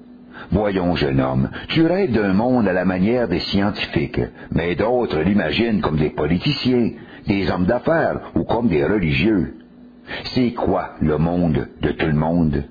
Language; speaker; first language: French; native; French